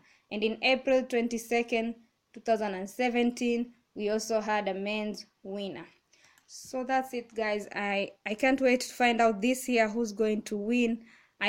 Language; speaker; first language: English; non-native, local second language; Kamba